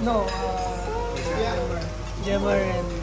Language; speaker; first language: English; non-native, local second language; Filipino